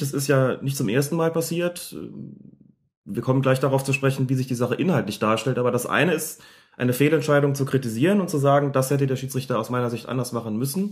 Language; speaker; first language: German; native; German